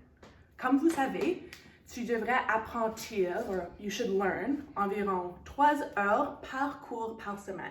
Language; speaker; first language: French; non-native, local second language; English